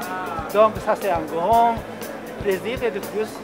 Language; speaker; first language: French; non-native, learner; Japanese